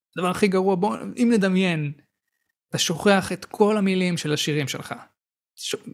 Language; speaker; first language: Hebrew; native; Hebrew